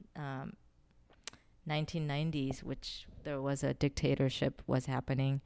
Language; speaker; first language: English; non-native, fluent; Korean